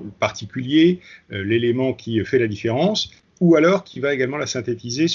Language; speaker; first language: French; native; French